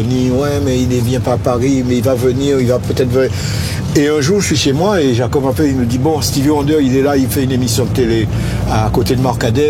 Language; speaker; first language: French; native; French